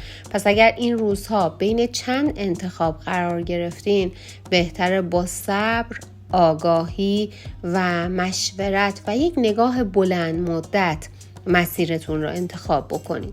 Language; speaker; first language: Persian; native; Persian